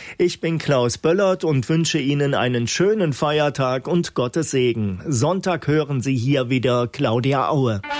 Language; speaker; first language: German; native; German